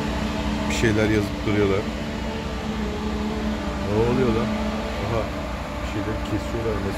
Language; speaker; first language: Turkish; early bilingual, other home language; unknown